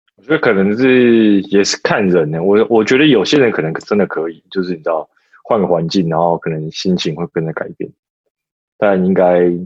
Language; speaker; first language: Chinese; native; Chinese